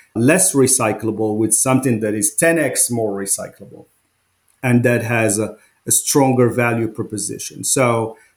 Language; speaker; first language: English; non-native, fluent; Arabic